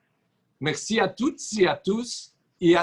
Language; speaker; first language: French; non-native, fluent; Portuguese